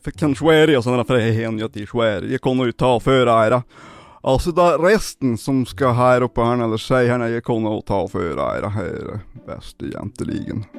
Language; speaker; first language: Swedish; native; Swedish